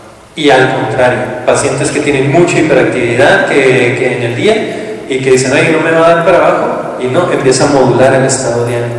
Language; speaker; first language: Spanish; native; Spanish